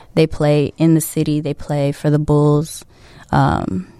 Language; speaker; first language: English; early bilingual, other home language; Filipino